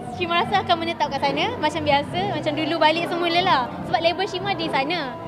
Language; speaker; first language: Malay; native; Malay